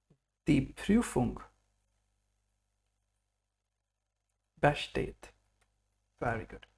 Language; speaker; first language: German; non-native, fluent; English